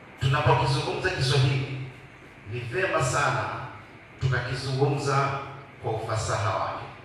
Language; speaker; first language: Swahili; native; Swahili